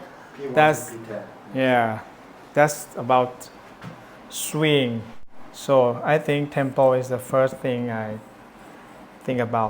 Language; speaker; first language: English; non-native, learner; Thai